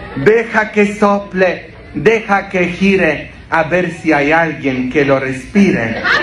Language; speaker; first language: Spanish; non-native, fluent; Polish